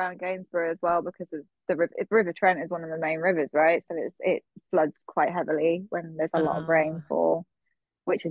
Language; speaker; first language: English; native; English